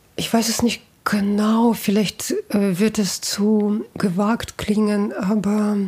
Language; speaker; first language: German; non-native, fluent; Russian